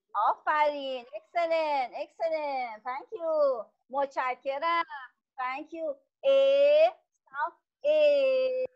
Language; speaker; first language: English; non-native, learner; Persian